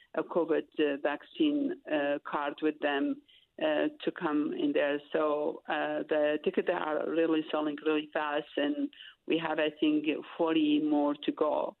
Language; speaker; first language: English; non-native, fluent; Arabic